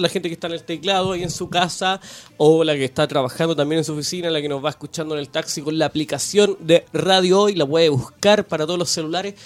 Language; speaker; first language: Spanish; native; Spanish